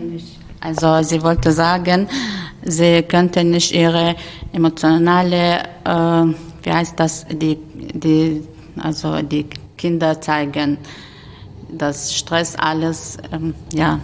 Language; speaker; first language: German; non-native, fluent; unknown